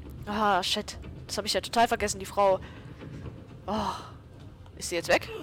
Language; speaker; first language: German; native; German